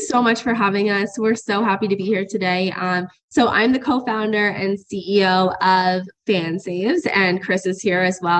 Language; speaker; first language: English; native; English